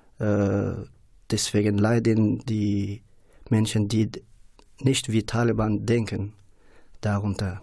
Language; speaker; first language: German; non-native, fluent; Persian